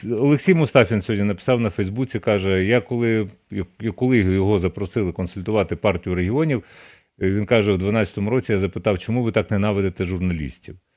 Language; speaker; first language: Ukrainian; native; Ukrainian